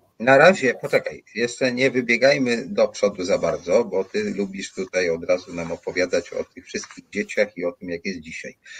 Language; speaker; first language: Polish; native; Polish